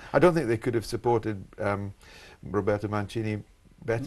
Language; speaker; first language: English; native; English